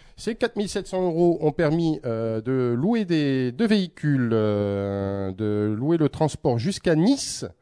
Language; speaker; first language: French; native; French